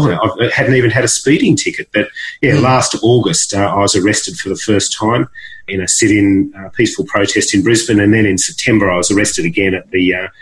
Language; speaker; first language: English; native; English